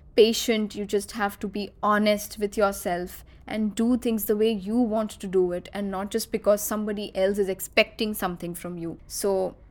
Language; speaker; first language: English; non-native, local second language; Marathi